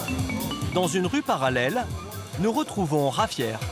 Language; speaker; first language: French; native; French